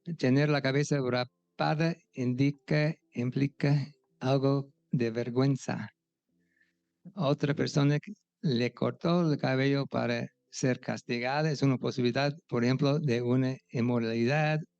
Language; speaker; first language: Spanish; non-native, fluent; English